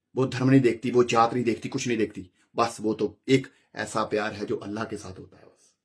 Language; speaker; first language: Hindi; non-native, local second language; Punjabi